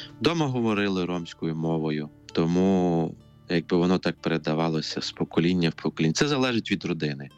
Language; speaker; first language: Ukrainian; non-native, local second language; Romany